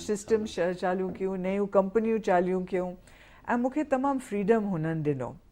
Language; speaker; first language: Sindhi; early bilingual, heritage; Sindhi